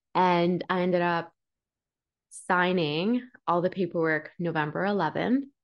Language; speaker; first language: English; early bilingual, other home language; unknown